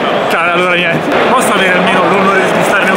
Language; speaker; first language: Italian; native; Italian